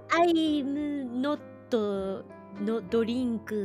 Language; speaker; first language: English; non-native, learner; Japanese